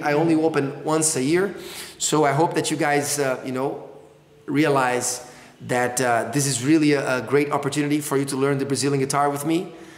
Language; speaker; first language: English; non-native, fluent; Portuguese